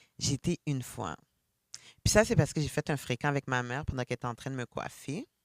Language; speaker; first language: French; early bilingual, other home language; Haitian Creole